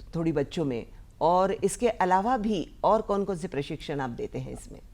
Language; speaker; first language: Hindi; non-native, local second language; Marathi